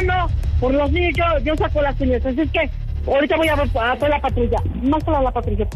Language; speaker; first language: Spanish; native; Spanish